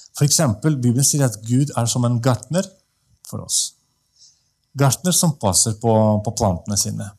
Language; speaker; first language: Norwegian; non-native, fluent; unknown